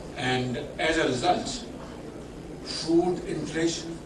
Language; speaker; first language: English; non-native, local second language; Urdu